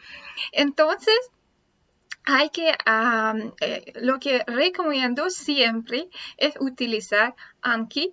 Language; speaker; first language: Spanish; non-native, fluent; Russian